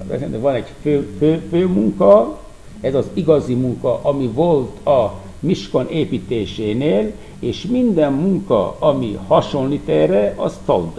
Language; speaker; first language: Hungarian; non-native, fluent; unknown